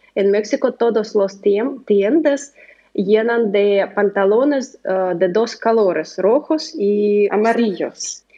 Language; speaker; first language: Spanish; non-native, learner; Russian